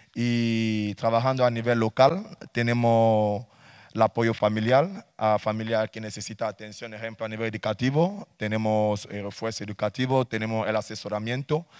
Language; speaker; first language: Spanish; non-native, fluent; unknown